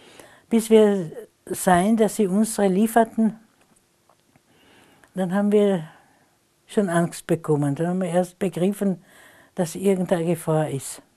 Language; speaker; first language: German; non-native, local second language; Slovenian